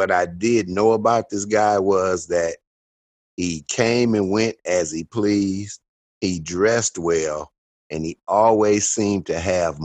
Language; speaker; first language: English; native; English